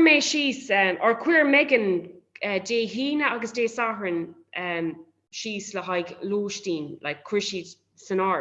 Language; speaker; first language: Irish; non-native, local second language; English